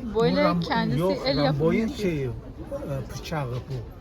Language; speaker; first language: Turkish; non-native, learner; Armenian